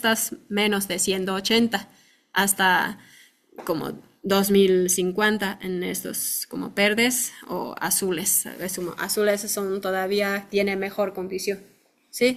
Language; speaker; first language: Spanish; non-native, fluent; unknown